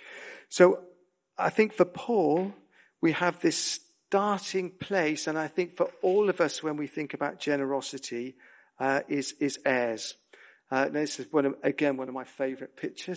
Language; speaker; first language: English; native; English